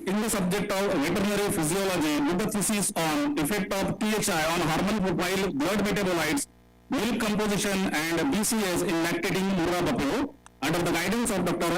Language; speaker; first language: English; non-native, local second language; Marathi